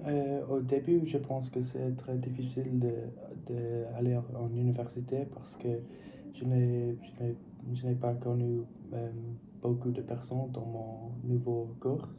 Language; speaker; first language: French; non-native, learner; English